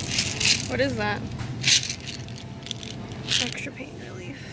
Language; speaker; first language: English; native; English